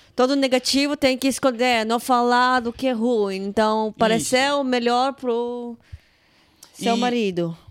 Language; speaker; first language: Portuguese; non-native, fluent; Russian